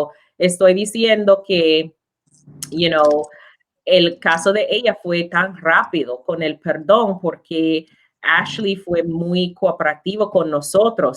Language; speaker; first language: Spanish; non-native, learner; English